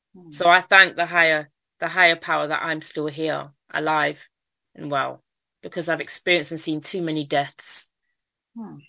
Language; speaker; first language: English; native; English